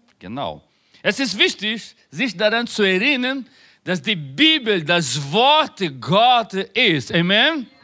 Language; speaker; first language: German; non-native, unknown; Spanish